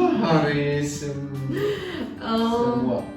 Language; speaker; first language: Indonesian; non-native, learner; German